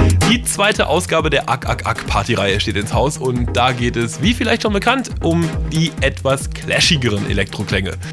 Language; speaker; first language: German; native; German